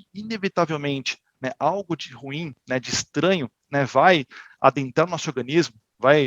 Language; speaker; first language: Portuguese; native; Portuguese